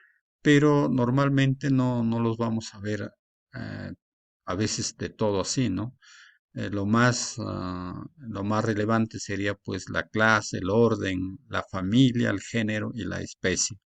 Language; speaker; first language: Spanish; native; Spanish